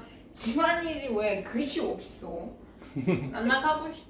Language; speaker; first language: Korean; non-native, fluent; Russian